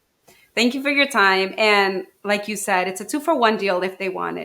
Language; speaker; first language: English; native; English